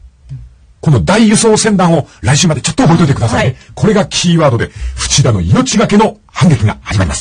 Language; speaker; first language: Japanese; native; Japanese